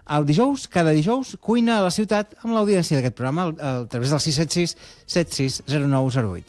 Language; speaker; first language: Catalan; non-native, local second language; Spanish